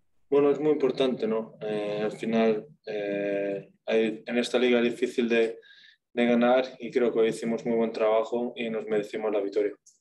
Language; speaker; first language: Spanish; non-native, fluent; Slovenian